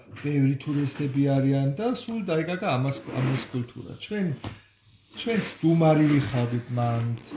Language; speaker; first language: Georgian; non-native, learner; German